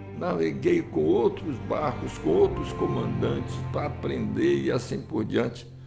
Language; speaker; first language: Portuguese; early bilingual, other home language; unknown